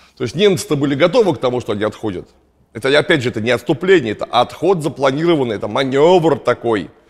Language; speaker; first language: Russian; native; Russian